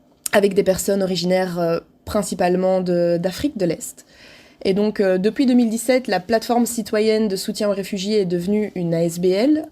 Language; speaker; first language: French; native; French